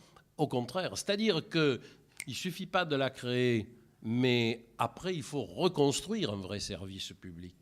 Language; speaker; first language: French; native; French